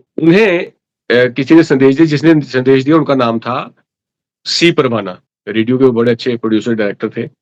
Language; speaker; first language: Hindi; non-native, local second language; Dogri